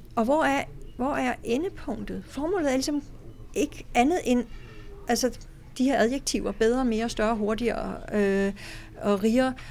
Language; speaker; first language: Danish; native; Danish